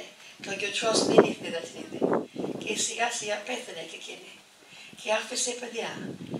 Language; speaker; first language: Greek; early bilingual, heritage; English